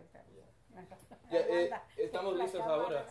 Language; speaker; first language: Spanish; non-native, learner; English